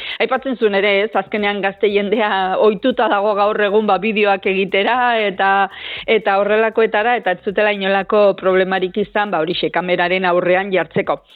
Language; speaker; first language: Basque; native; Basque